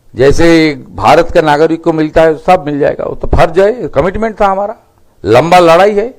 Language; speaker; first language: Hindi; non-native, local second language; Bangla